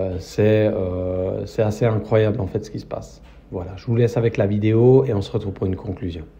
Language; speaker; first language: French; native; French